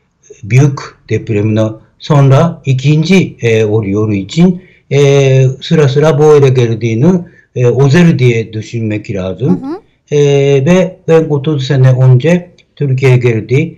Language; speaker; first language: Turkish; non-native, learner; Japanese